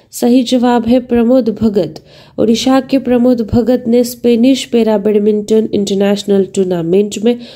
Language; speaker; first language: Hindi; non-native, local second language; Marathi